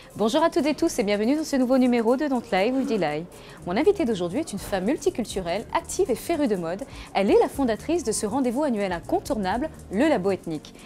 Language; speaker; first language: French; native; French